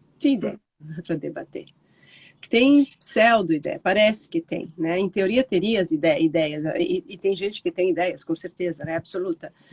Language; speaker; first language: Portuguese; non-native, fluent; Italian